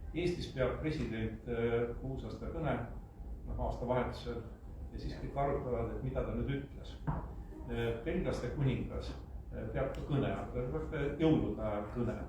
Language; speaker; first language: Estonian; native; Estonian